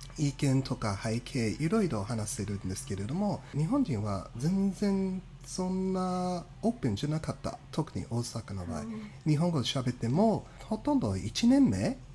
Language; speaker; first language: Japanese; non-native, fluent; English